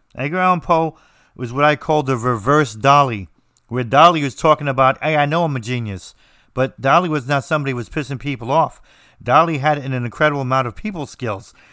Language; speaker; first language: English; native; English